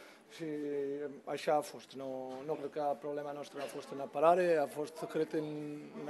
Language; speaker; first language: Romanian; non-native, learner; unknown